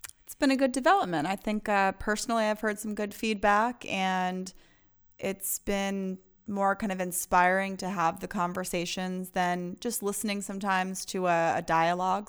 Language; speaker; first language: English; native; English